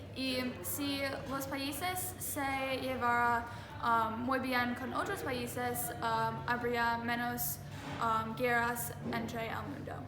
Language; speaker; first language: Spanish; non-native, learner; English